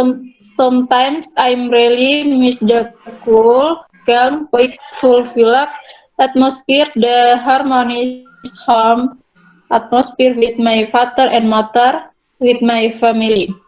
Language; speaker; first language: English; non-native, learner; Indonesian